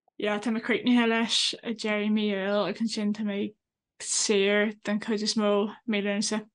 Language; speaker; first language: Irish; non-native, local second language; English